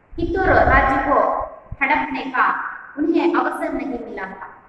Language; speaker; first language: Hindi; non-native, local second language; Kannada